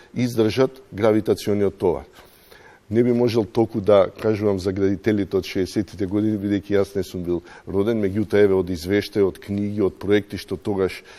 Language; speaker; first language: Macedonian; native; Macedonian